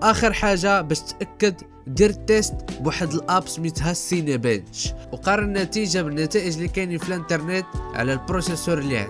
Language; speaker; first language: Arabic; native; Arabic